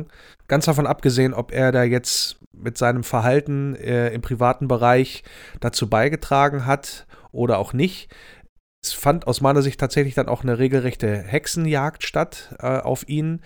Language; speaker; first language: German; native; German